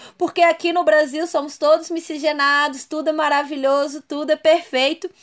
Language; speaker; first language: Portuguese; native; Portuguese